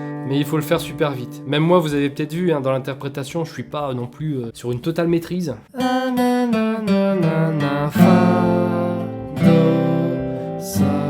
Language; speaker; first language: French; native; French